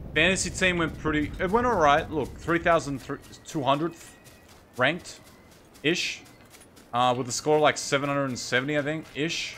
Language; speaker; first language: English; native; English